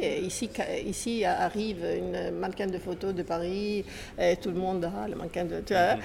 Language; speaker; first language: French; non-native, fluent; Italian